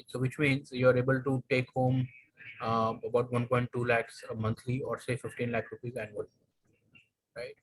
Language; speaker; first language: English; non-native, local second language; Hindi